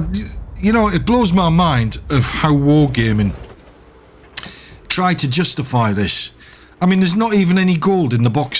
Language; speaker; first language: English; native; English